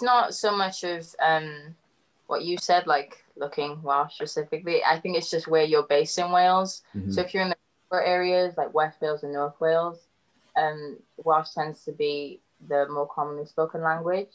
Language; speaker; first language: English; native; English